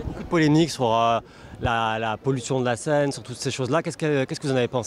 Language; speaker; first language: French; native; French